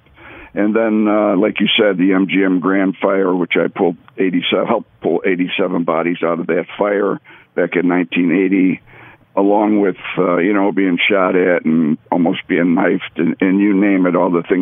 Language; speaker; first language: English; native; English